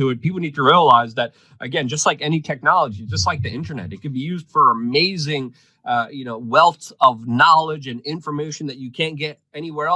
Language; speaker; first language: English; non-native, fluent; Polish